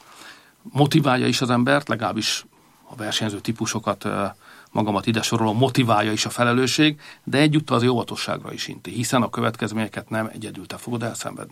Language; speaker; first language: Hungarian; native; Hungarian